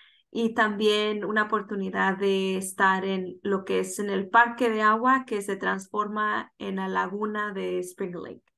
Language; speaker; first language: Spanish; early bilingual, heritage; Spanish